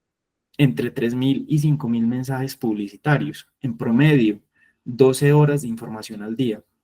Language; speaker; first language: Spanish; native; Spanish